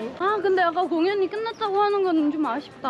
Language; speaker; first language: Korean; native; Korean